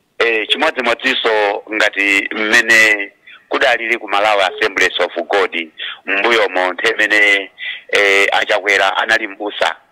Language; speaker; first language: Nyanja; non-native, local second language; Tumbuka